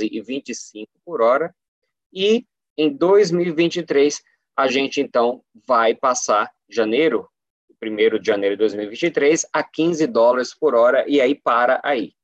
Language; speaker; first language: Portuguese; native; Portuguese